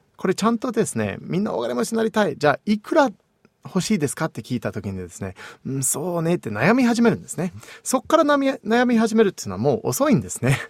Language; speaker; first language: Japanese; non-native, fluent; English